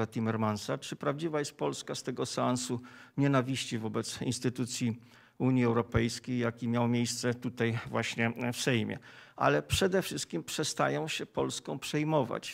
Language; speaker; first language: Polish; native; Polish